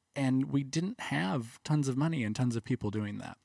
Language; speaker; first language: English; native; English